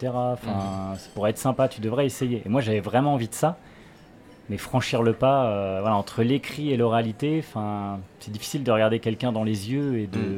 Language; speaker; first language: French; native; French